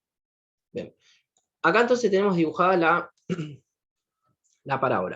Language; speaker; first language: Spanish; native; Spanish